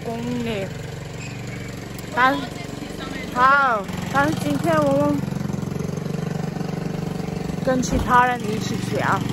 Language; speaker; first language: Chinese; non-native, fluent; Armenian